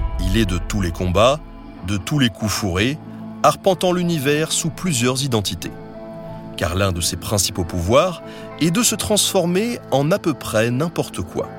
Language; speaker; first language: French; native; French